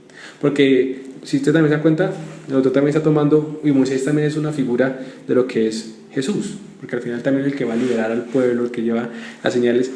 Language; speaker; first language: Spanish; native; Spanish